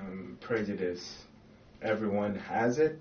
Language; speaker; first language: English; non-native, local second language; Ganda